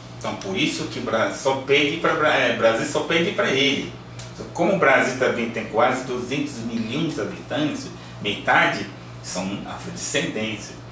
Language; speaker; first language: Portuguese; non-native, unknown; Yoruba